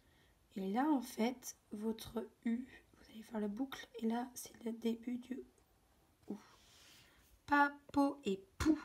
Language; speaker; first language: French; native; French